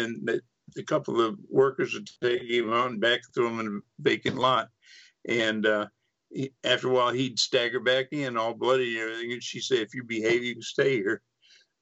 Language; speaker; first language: English; native; English